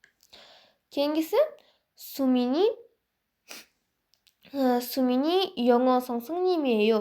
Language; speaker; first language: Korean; non-native, fluent; Uzbek